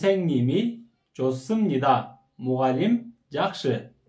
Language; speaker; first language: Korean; non-native, fluent; Kyrgyz